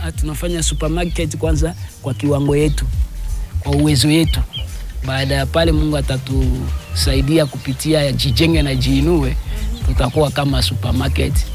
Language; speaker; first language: Swahili; native; Swahili